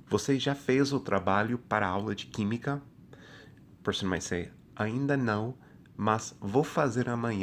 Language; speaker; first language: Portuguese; non-native, fluent; English